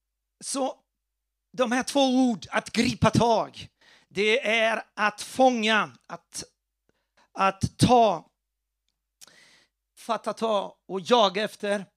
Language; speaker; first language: Swedish; non-native, fluent; Portuguese